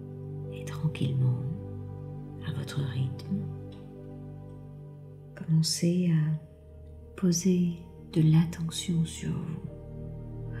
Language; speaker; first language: French; native; French